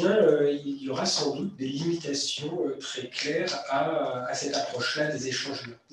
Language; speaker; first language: French; native; French